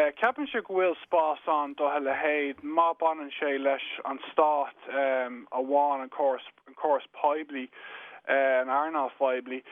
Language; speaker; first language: Irish; non-native, local second language; English